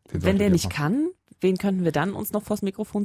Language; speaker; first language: German; native; German